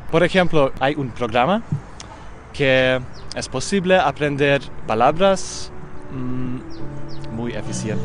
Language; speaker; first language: Spanish; non-native, learner; Hungarian